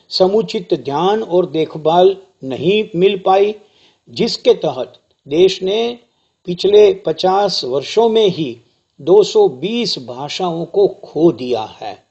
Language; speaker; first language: Hindi; non-native, local second language; Gujarati